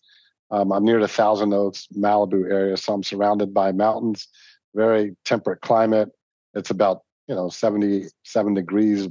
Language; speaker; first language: English; native; English